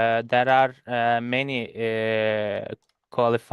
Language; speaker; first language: English; non-native, learner; Turkish